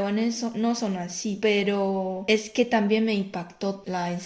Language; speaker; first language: Spanish; non-native, fluent; Chinese